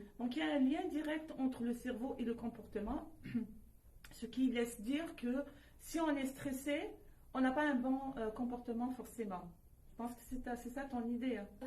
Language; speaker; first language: French; non-native, local second language; Arabic